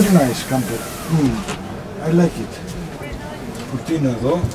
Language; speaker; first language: English; non-native, learner; Greek